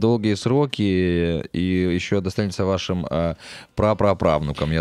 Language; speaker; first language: Russian; native; Russian